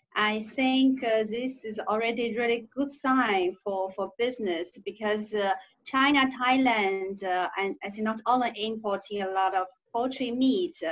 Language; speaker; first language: English; non-native, learner; Chinese